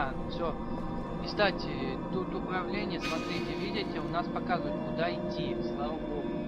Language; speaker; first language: Russian; native; Russian